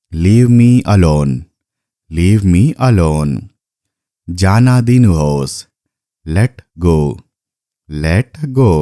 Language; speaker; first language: English; non-native, fluent; Nepali